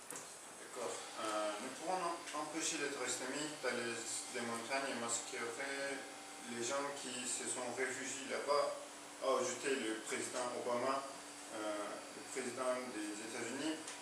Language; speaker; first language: French; non-native, learner; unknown